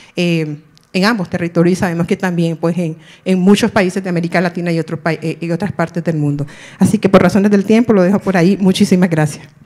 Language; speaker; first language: Spanish; non-native, local second language; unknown